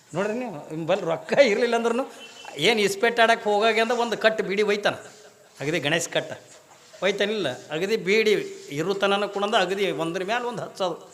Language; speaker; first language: Kannada; native; Kannada